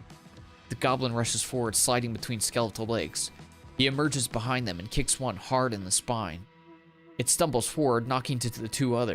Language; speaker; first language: English; native; English